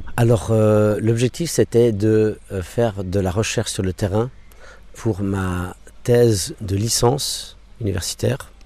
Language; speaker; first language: French; non-native, local second language; English